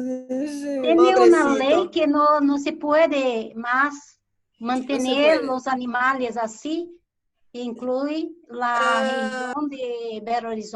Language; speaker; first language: Spanish; non-native, learner; Portuguese